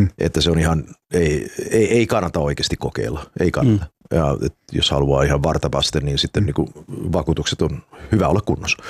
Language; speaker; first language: Finnish; early bilingual, heritage; Finnish